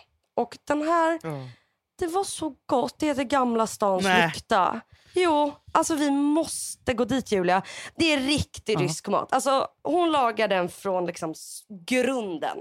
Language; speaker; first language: Swedish; native; Swedish